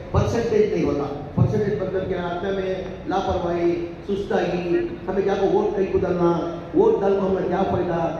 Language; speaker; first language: Hindi; native; Hindi